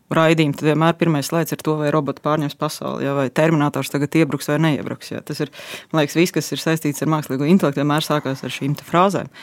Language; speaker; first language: Latvian; native; Latvian